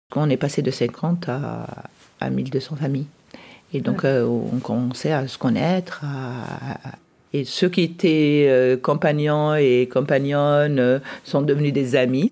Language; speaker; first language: French; early bilingual, other home language; Arabic